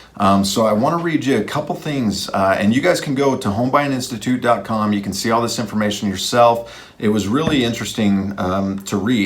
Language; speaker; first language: English; native; English